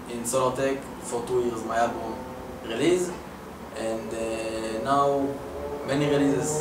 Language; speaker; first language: English; non-native, learner; Hebrew